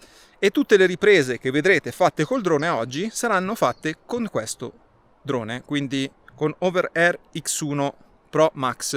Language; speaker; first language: Italian; native; Italian